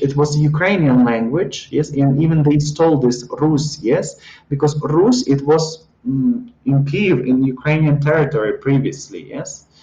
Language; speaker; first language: English; non-native, fluent; Ukrainian